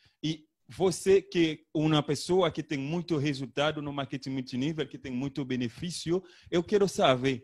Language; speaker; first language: Portuguese; non-native, learner; Haitian Creole